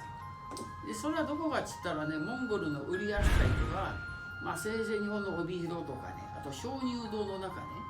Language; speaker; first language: Japanese; native; Japanese